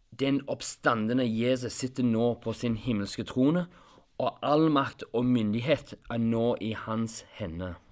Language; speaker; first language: Norwegian; non-native, fluent; English